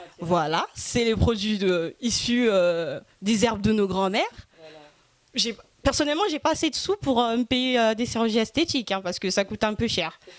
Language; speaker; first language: French; early bilingual, other home language; Lingala